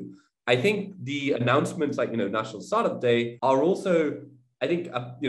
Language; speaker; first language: English; native; English